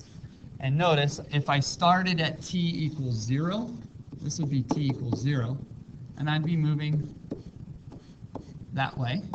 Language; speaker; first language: English; native; English